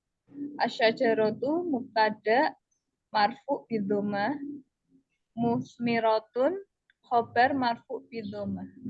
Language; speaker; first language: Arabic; non-native, learner; Indonesian